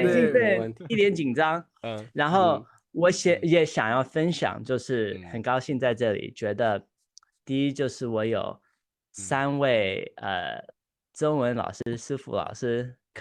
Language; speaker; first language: Chinese; early bilingual, heritage; Chinese